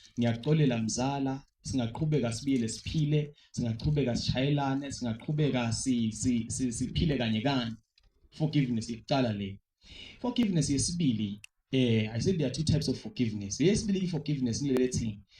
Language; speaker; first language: Zulu; non-native, local second language; Swati